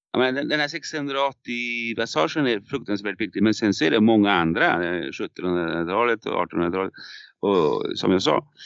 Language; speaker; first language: Swedish; non-native, fluent; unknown